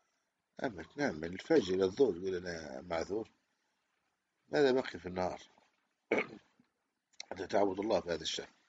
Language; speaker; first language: Arabic; native; Arabic